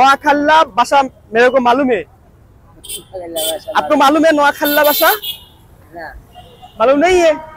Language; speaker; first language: Hindi; non-native, learner; Bangla